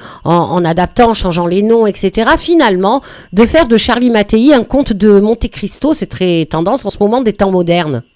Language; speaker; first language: French; native; French